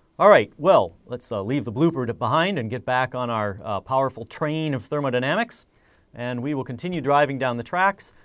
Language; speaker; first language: English; native; English